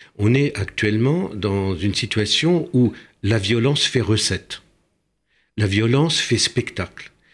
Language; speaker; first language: French; early bilingual, other home language; Romanian